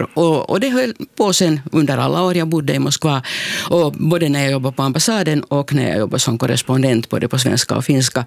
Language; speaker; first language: Swedish; native; Swedish